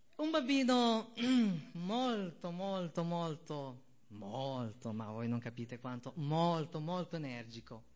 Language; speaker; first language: Italian; non-native, fluent; Spanish